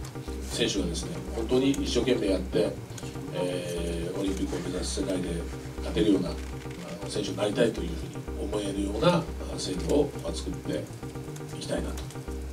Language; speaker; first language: Japanese; native; Japanese